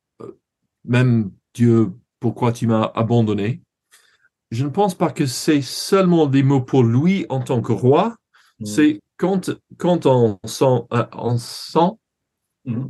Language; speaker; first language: French; non-native, learner; English